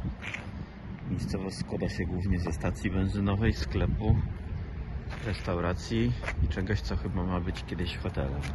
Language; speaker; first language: Polish; native; Polish